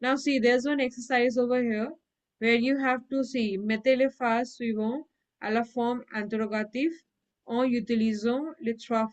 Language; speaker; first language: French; non-native, learner; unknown